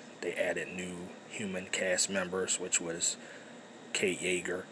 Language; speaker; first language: English; native; English